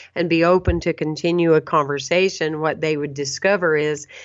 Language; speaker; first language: English; native; English